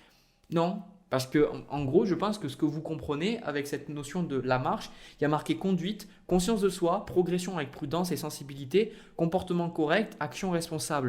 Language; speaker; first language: French; native; French